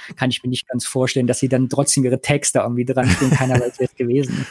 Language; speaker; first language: German; native; German